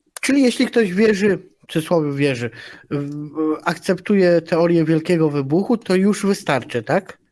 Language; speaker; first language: Polish; native; Polish